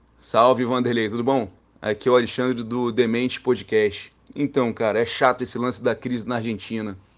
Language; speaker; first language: Portuguese; native; Portuguese